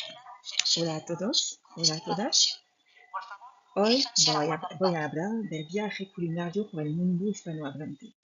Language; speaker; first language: Spanish; non-native, fluent; French